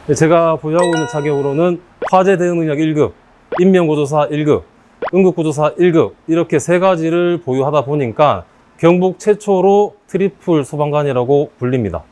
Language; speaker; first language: Korean; native; Korean